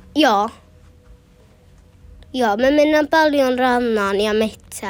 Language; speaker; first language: Finnish; early bilingual, heritage; Finnish